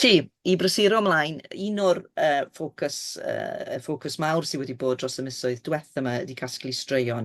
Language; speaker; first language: Welsh; native; Welsh